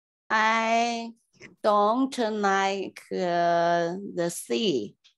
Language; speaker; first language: English; non-native, learner; Chinese